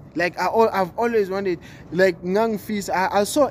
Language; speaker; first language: English; non-native, local second language; North Ndebele